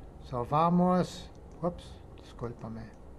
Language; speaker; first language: Spanish; non-native, fluent; English